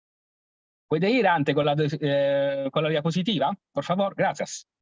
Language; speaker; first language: Spanish; non-native, learner; Italian